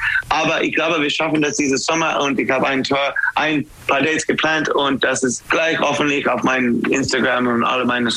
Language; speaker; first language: German; non-native, fluent; English